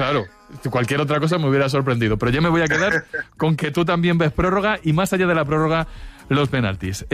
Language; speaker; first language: Spanish; native; Spanish